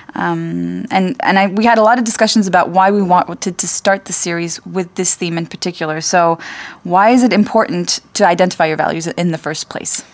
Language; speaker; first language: English; native; English